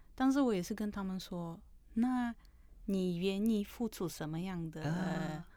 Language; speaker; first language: Chinese; non-native, fluent; Polish